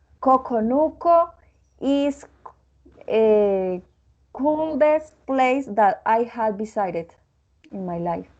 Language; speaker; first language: English; non-native, learner; Spanish